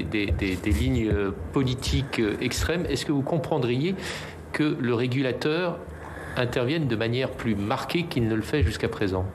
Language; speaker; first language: French; native; French